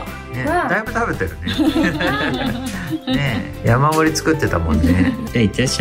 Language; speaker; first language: Japanese; native; Japanese